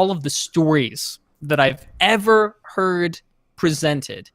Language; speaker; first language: English; native; English